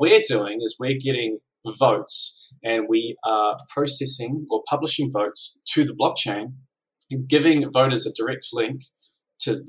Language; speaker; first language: English; native; English